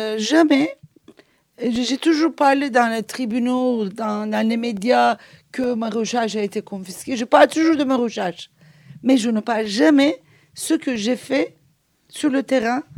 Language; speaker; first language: French; non-native, fluent; Turkish